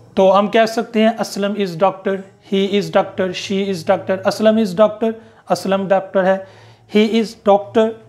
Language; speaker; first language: Urdu; native; Urdu